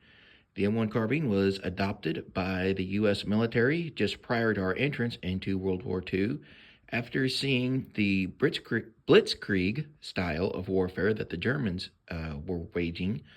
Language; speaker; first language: English; native; English